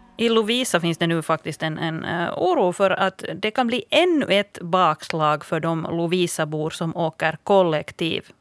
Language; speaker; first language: Swedish; native; Swedish